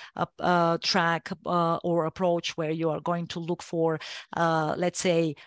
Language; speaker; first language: English; non-native, fluent; Bulgarian